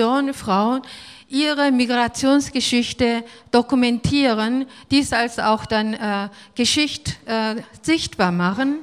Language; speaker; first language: German; non-native, fluent; Korean